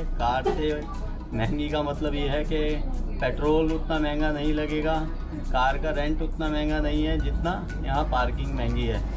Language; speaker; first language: Hindi; native; Hindi